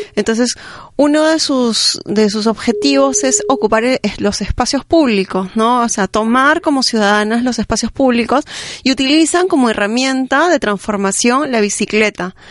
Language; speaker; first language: Spanish; native; Spanish